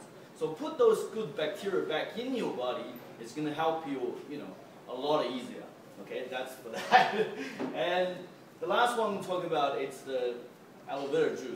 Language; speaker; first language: English; non-native, fluent; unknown